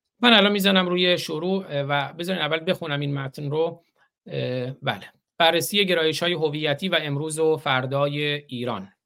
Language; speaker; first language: Persian; non-native, local second language; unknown